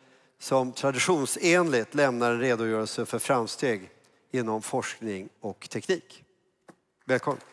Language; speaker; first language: Swedish; native; Swedish